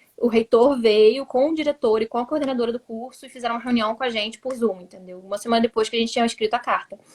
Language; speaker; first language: Portuguese; native; Portuguese